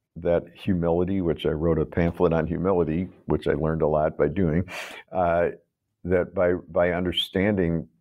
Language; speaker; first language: English; native; English